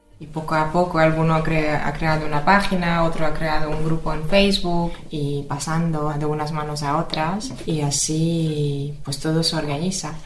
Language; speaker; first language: Spanish; non-native, fluent; Polish